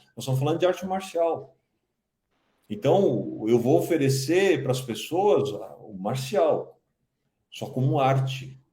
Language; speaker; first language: Portuguese; early bilingual, other home language; Kabuverdianu